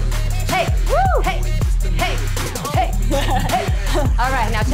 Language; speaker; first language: English; native; English